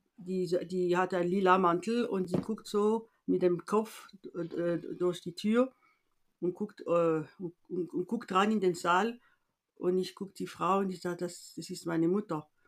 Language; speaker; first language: German; non-native, fluent; French